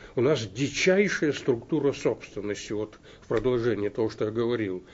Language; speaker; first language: Russian; native; Russian